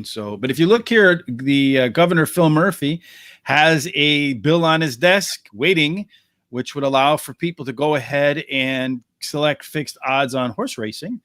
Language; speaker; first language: English; native; English